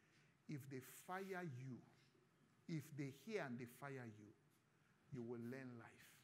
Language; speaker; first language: English; non-native, local second language; Yoruba